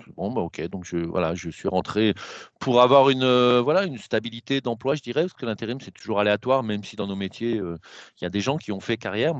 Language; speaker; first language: French; native; French